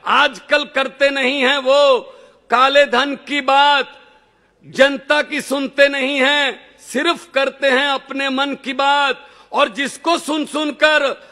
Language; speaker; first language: Hindi; non-native, local second language; Punjabi